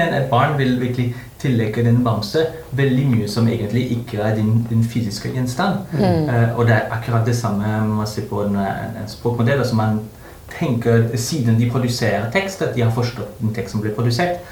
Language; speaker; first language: Norwegian; non-native, fluent; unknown